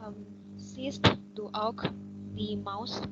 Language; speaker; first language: German; non-native, learner; Indonesian